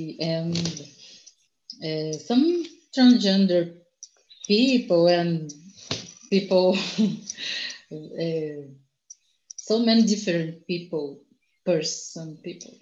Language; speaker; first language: English; non-native, learner; Portuguese